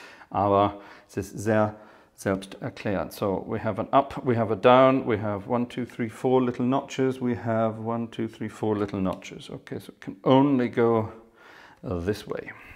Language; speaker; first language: English; native; English